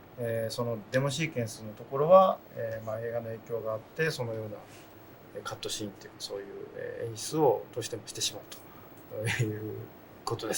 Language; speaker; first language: Japanese; native; Japanese